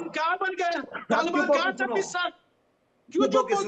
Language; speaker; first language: Hindi; non-native, fluent; Pashto